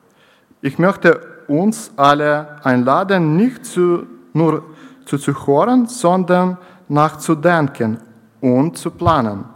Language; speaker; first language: German; non-native, learner; Ukrainian